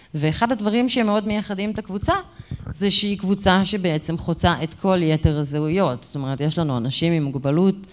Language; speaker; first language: Hebrew; native; Hebrew